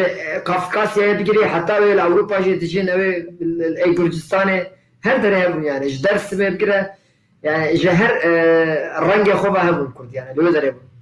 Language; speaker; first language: Kurdish; non-native, local second language; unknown